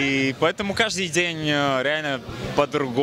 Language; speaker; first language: Russian; non-native, fluent; Latvian